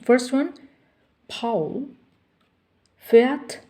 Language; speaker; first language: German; non-native, fluent; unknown